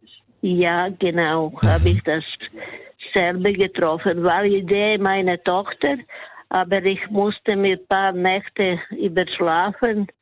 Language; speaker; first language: German; non-native, learner; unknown